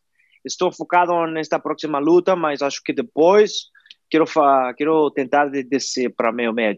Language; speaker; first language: Portuguese; non-native, fluent; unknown